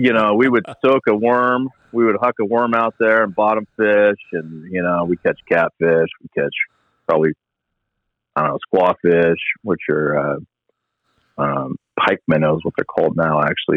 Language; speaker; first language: English; native; English